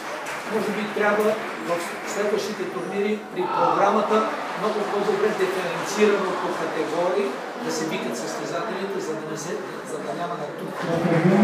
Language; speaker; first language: Bulgarian; native; Bulgarian